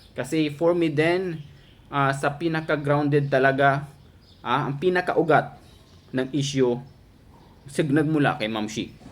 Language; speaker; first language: Filipino; native; Filipino